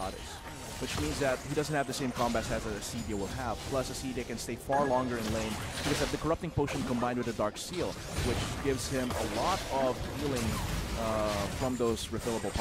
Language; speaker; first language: English; non-native, local second language; Filipino